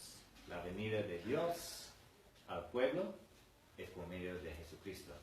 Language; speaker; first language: Spanish; non-native, fluent; English